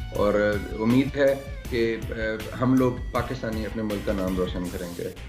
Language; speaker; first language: Urdu; non-native, local second language; Punjabi